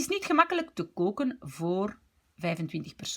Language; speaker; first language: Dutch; non-native, fluent; French